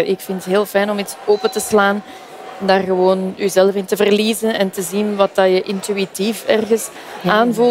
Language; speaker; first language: Dutch; native; Dutch